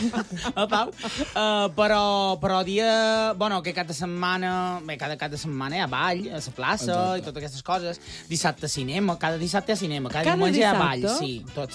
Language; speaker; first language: Catalan; native; Catalan